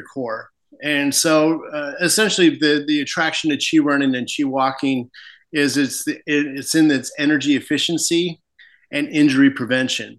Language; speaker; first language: English; native; English